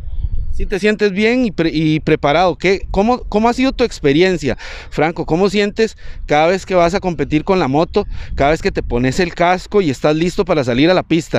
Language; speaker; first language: Spanish; native; Spanish